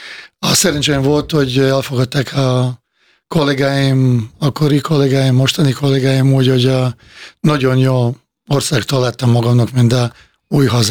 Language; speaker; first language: Hungarian; non-native, fluent; Bosnian